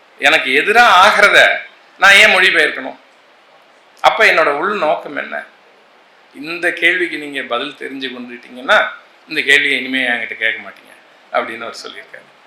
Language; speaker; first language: Tamil; native; Tamil